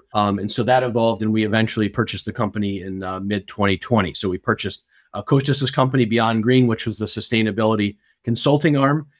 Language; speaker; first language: English; native; English